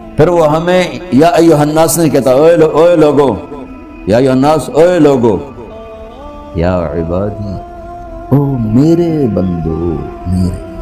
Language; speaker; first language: Urdu; non-native, local second language; Punjabi